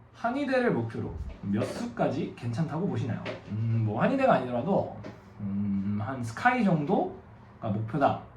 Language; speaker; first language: Korean; native; Korean